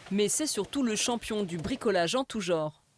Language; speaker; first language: French; native; French